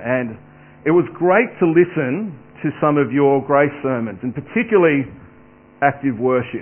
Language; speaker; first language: English; native; English